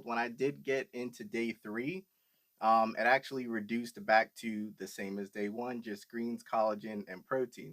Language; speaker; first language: English; native; English